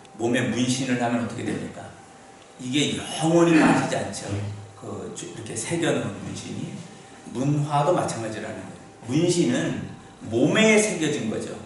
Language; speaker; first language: Korean; native; Korean